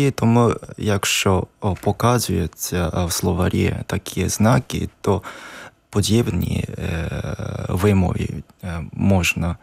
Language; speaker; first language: Ukrainian; non-native, learner; Japanese